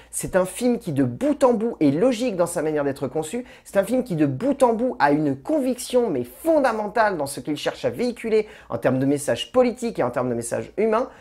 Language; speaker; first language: French; native; French